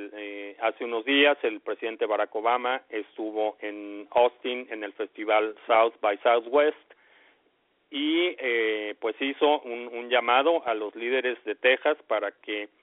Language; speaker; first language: Spanish; native; Spanish